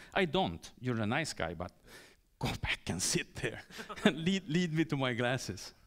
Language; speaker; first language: English; non-native, fluent; Swedish